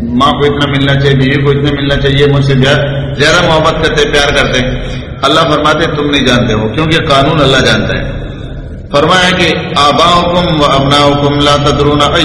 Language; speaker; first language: Urdu; non-native, local second language; Pashto